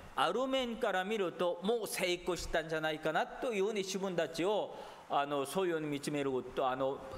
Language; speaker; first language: Japanese; non-native, fluent; Korean